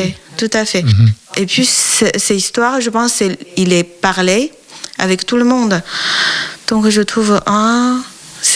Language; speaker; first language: French; non-native, learner; Chinese